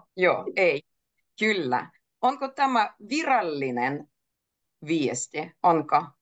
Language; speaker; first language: Finnish; native; Finnish